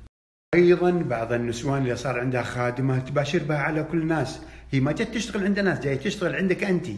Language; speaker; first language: Arabic; native; Arabic